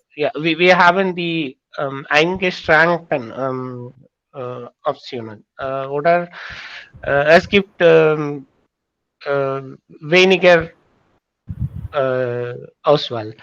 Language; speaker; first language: German; non-native, learner; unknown